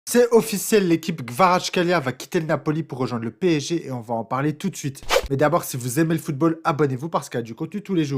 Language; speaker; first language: French; native; French